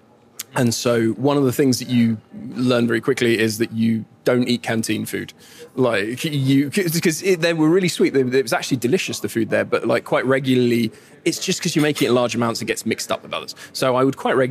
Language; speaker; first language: English; native; English